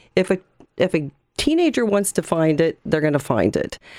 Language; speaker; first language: English; native; English